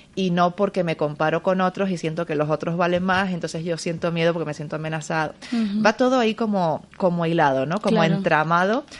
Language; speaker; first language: Spanish; native; Spanish